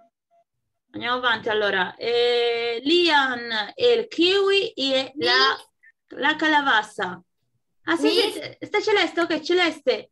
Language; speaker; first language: Italian; non-native, fluent; Spanish